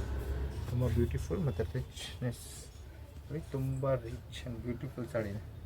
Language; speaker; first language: Kannada; non-native, local second language; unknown